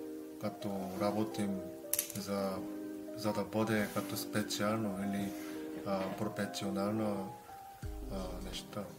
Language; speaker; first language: Bulgarian; non-native, learner; Korean